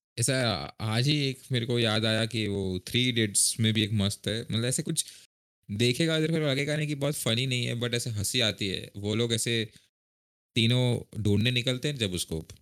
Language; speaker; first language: Hindi; non-native, local second language; Marathi